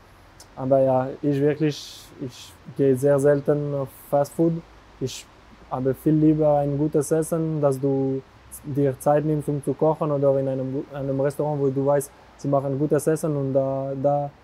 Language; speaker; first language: German; non-native, local second language; French